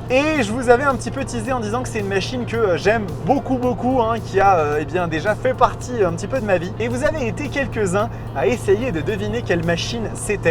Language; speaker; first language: French; native; French